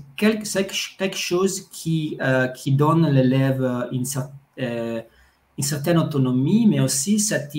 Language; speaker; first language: French; non-native, fluent; Italian